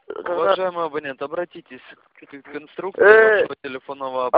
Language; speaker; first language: Russian; native; Russian